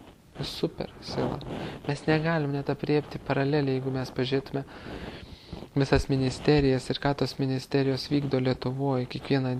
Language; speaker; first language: Lithuanian; native; Lithuanian